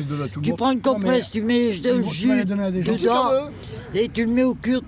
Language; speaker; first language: French; native; French